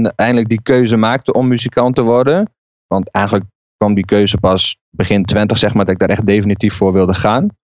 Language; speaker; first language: Dutch; native; Dutch